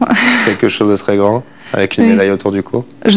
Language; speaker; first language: French; native; French